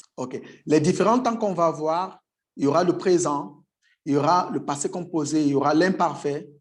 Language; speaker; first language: French; native; French